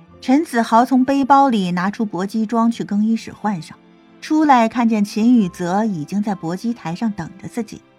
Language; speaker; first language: Chinese; native; Chinese